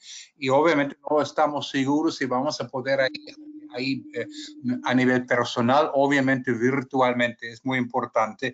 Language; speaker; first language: Spanish; non-native, fluent; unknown